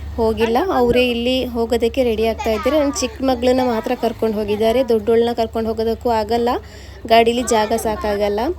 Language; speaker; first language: Kannada; native; Kannada